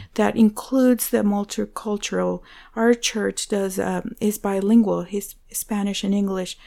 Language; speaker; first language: English; non-native, fluent; Spanish